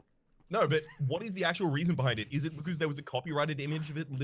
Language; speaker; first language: English; native; English